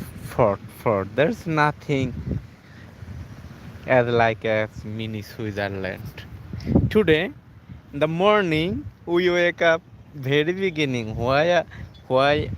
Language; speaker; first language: English; non-native, local second language; Bangla